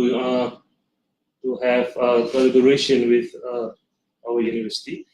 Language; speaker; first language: English; non-native, local second language; Malay